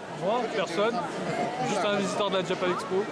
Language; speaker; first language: French; native; French